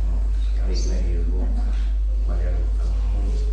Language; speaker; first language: Hungarian; non-native, local second language; Slovak